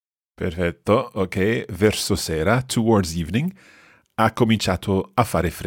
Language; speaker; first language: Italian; non-native, fluent; English